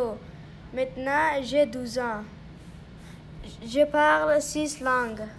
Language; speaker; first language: French; early bilingual, other home language; Persian